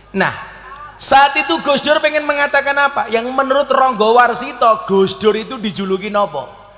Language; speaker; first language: Indonesian; native; Indonesian